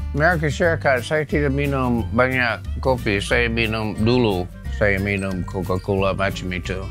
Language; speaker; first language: Malay; non-native, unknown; English